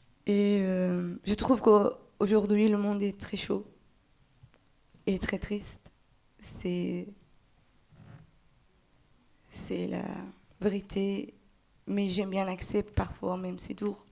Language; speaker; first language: French; non-native, learner; Persian